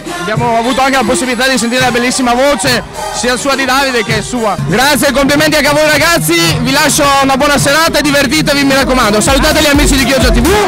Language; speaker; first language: Italian; native; Italian